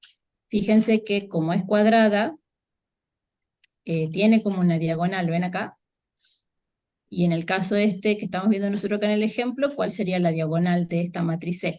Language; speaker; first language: Spanish; native; Spanish